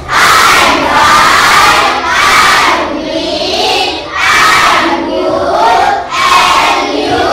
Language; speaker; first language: English; non-native, learner; Indonesian